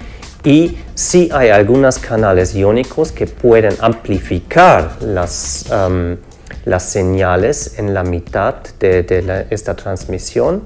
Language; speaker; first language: Spanish; non-native, fluent; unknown